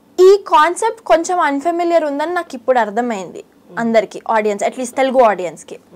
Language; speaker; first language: Telugu; early bilingual, heritage; Telugu